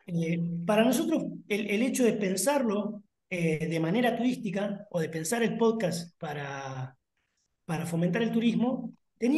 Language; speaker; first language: Spanish; native; Spanish